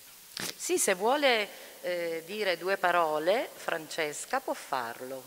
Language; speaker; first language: Italian; native; Italian